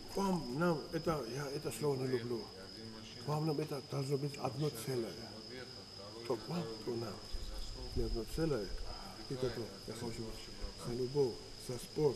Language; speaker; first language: Russian; non-native, fluent; Georgian